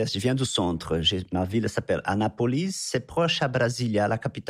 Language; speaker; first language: French; non-native, fluent; Portuguese